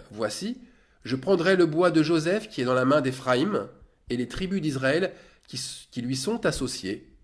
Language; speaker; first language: French; native; French